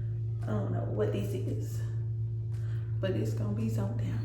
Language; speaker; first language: English; native; English